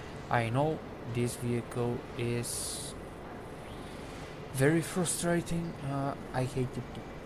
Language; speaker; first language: English; non-native, fluent; Bulgarian